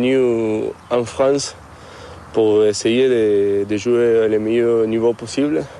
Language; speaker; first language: French; non-native, fluent; Spanish